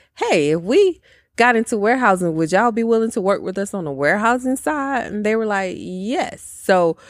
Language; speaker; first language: English; native; English